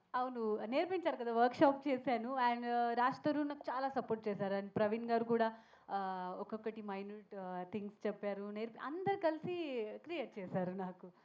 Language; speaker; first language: Telugu; non-native, learner; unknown